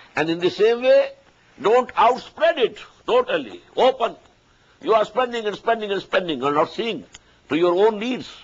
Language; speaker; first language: English; non-native, local second language; Urdu